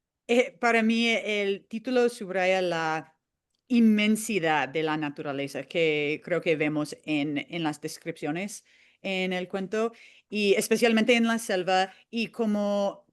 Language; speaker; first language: Spanish; non-native, fluent; English